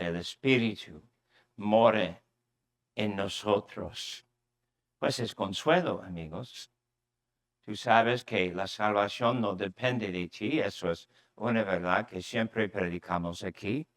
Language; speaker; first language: Spanish; non-native, fluent; English